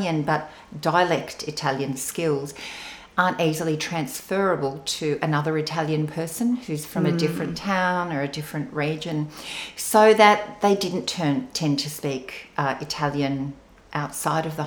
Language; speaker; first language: English; non-native, local second language; Venetian